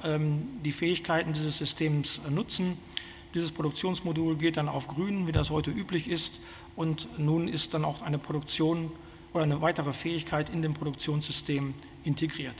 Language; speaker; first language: German; native; German